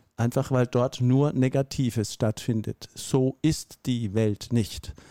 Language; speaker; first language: German; native; German